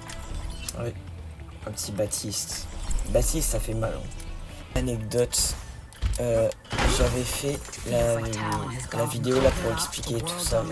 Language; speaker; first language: French; native; French